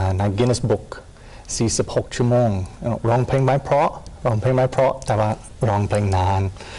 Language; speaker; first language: Thai; non-native, learner; English